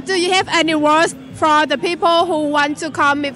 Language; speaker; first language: English; non-native, learner; Vietnamese